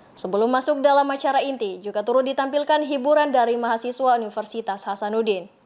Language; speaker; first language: Indonesian; native; Indonesian